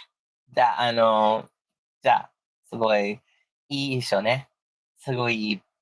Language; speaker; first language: Japanese; non-native, learner; English